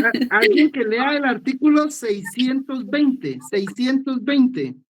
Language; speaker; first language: Spanish; native; Spanish